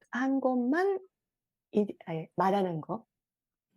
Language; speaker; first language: Korean; non-native, fluent; Japanese